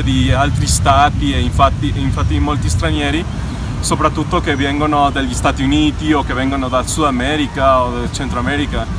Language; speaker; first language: Italian; non-native, fluent; Spanish